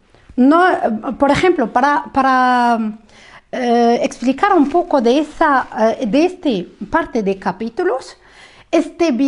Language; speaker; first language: Spanish; non-native, fluent; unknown